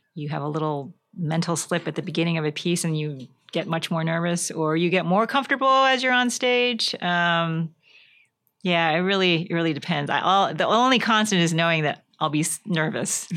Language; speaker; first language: English; native; English